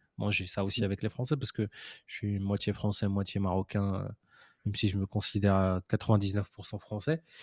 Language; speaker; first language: French; non-native, local second language; Arabic